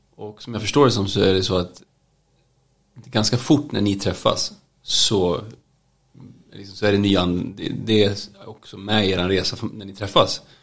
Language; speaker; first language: Swedish; native; Swedish